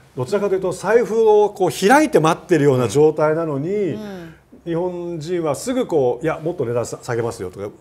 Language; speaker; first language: Japanese; native; Japanese